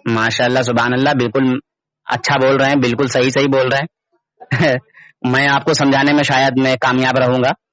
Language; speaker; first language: Urdu; native; Urdu